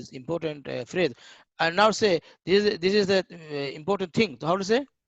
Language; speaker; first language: English; non-native, learner; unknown